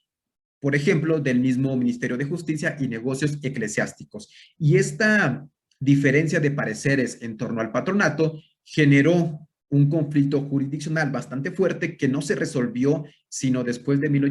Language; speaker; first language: Spanish; native; Spanish